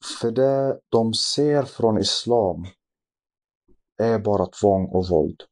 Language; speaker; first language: Swedish; early bilingual, other home language; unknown